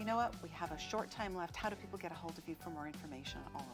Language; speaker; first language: English; native; English